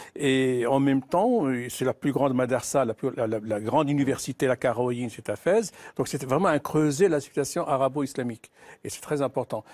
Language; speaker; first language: French; non-native, local second language; Arabic